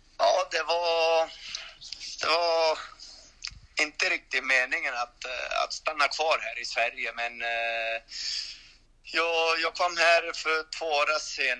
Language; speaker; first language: Swedish; non-native, learner; French